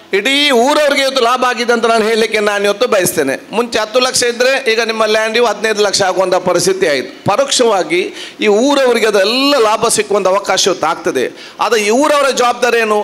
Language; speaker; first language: Kannada; non-native, local second language; Badaga